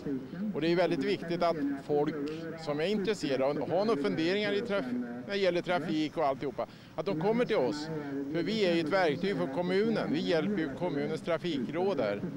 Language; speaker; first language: Swedish; native; Swedish